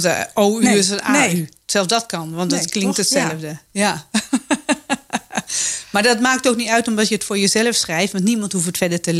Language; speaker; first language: Dutch; native; Dutch